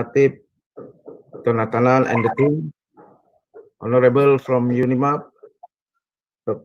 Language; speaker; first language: English; non-native, fluent; Indonesian